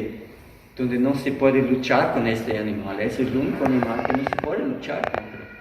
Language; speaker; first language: Spanish; non-native, fluent; Portuguese